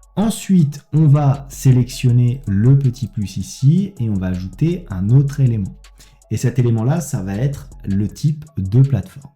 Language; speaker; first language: French; native; French